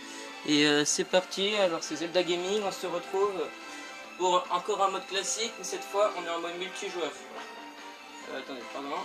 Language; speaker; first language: French; native; French